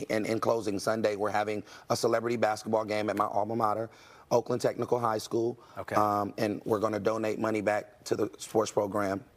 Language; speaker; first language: English; native; English